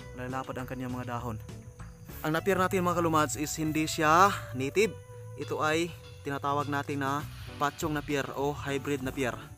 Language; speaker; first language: Filipino; non-native, local second language; Cebuano